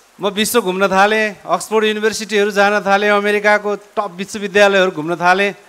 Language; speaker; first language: Nepali; native; Nepali